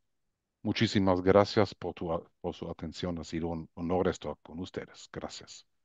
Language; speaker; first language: Spanish; non-native, fluent; German